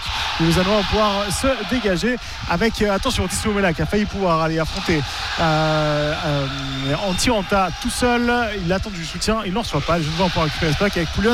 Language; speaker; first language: French; native; French